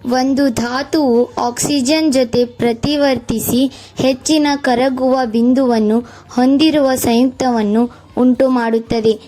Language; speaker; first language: Kannada; native; Kannada